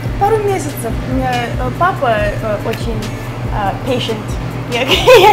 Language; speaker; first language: Russian; early bilingual, other home language; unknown